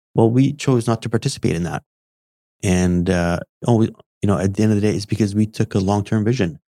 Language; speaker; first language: English; early bilingual, other home language; Arabic